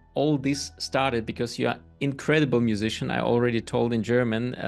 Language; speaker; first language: English; non-native, fluent; German